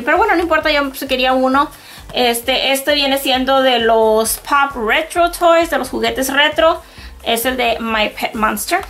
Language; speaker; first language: Spanish; native; Spanish